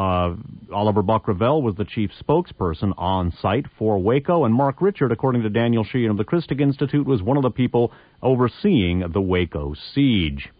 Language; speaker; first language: English; native; English